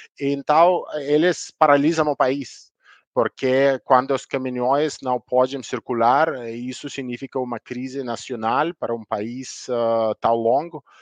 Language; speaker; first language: Portuguese; non-native, learner; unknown